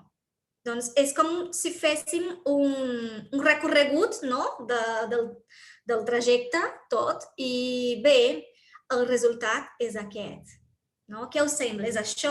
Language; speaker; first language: Catalan; non-native, fluent; Portuguese